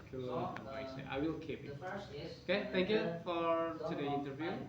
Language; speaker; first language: English; non-native, learner; Indonesian